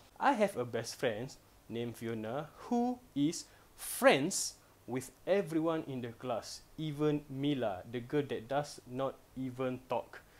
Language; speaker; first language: English; non-native, local second language; Malay